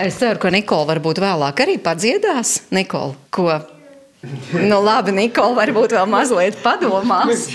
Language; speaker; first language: Latvian; native; Latvian